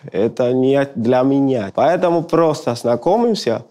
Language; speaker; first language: Russian; non-native, fluent; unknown